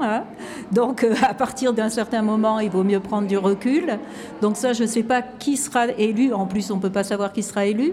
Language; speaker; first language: French; native; French